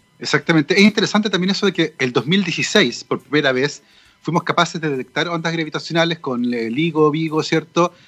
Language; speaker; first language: Spanish; native; Spanish